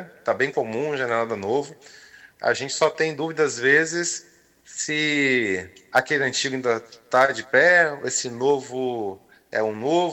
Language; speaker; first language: Portuguese; native; Portuguese